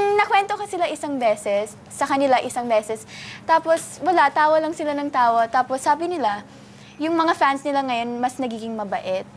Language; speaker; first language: Filipino; early bilingual, other home language; English